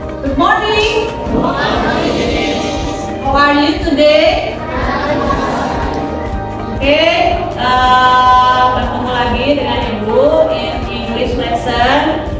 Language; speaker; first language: English; non-native, learner; Indonesian